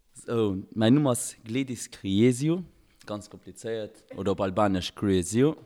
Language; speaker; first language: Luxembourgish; early bilingual, other home language; Albanian